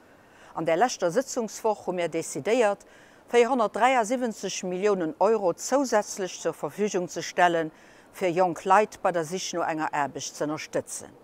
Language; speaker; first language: German; non-native, local second language; Luxembourgish